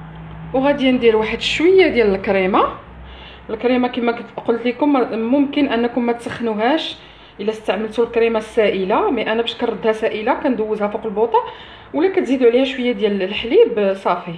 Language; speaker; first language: Arabic; native; Arabic